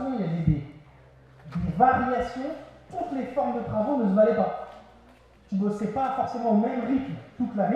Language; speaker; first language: French; native; French